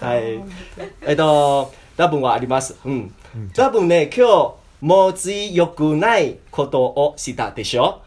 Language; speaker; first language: Japanese; non-native, learner; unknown